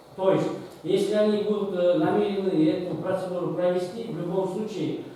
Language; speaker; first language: Russian; non-native, local second language; Kazakh